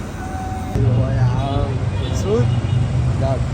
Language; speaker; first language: Arabic; native; Arabic